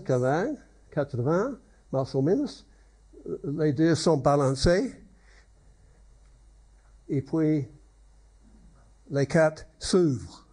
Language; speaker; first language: French; non-native, learner; English